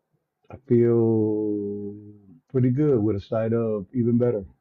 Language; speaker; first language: English; native; English